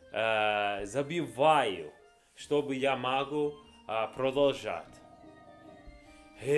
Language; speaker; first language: Russian; non-native, learner; English